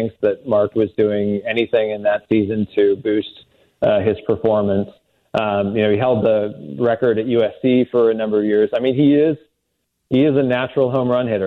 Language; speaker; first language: English; native; English